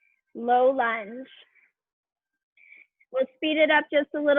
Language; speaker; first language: English; native; English